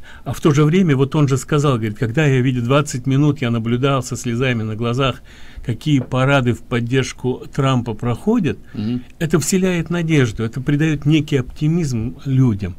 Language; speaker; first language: Russian; native; Russian